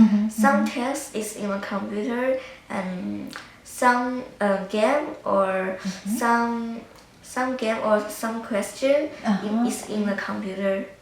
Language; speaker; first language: English; non-native, learner; Chinese